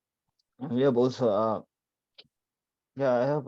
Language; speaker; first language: English; non-native, learner; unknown